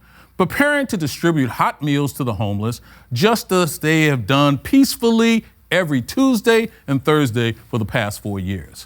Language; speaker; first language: English; native; English